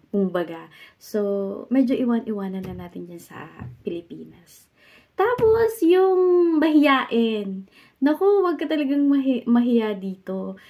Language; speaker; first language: Filipino; native; Filipino